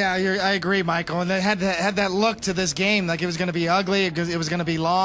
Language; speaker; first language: English; native; English